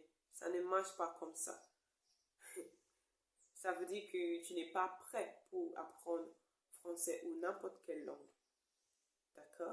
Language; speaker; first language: French; non-native, learner; English